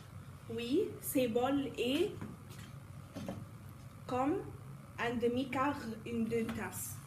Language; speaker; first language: French; non-native, learner; English